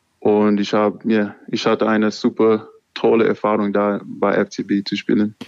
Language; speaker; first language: German; non-native, learner; English